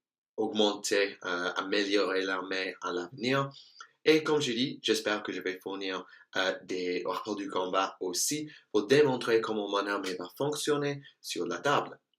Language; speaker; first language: French; non-native, learner; English